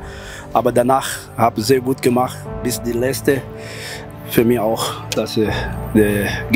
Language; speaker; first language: German; non-native, learner; Portuguese